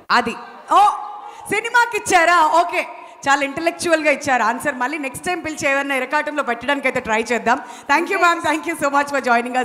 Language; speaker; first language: Telugu; native; Telugu